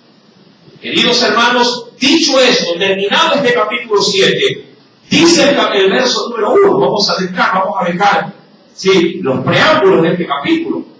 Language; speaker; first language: Spanish; native; Spanish